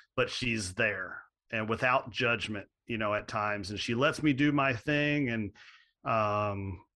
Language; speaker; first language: English; native; English